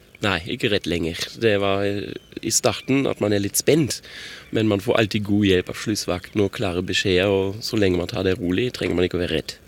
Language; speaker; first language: Swedish; non-native, fluent; German